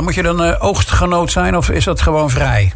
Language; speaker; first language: Dutch; native; Dutch